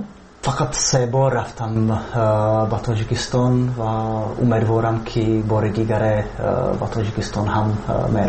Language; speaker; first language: Persian; non-native, fluent; Czech